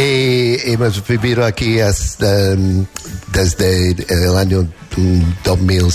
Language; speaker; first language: Spanish; non-native, fluent; English